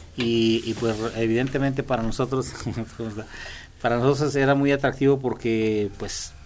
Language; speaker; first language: Spanish; native; Spanish